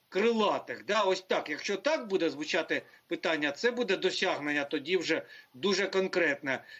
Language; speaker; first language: Ukrainian; native; Ukrainian